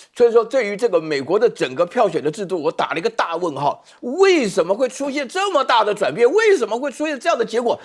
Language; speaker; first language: Chinese; native; Chinese